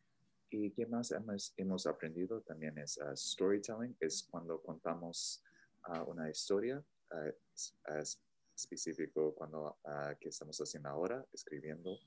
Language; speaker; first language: Spanish; non-native, fluent; English